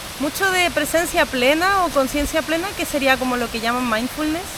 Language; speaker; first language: Spanish; native; Spanish